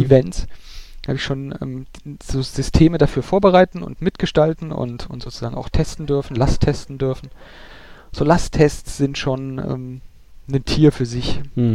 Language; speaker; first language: German; native; German